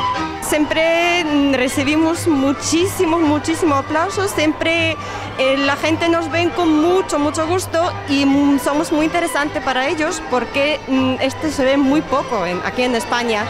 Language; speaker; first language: Spanish; non-native, fluent; Bulgarian